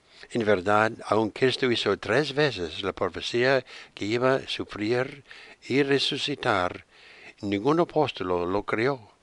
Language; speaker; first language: Spanish; non-native, fluent; English